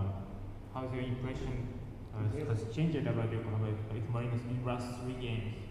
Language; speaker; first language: English; non-native, learner; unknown